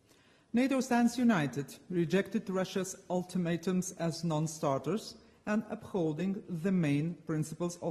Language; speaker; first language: English; non-native, fluent; Lithuanian